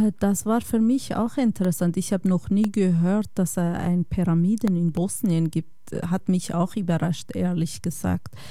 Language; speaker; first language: German; non-native, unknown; Bosnian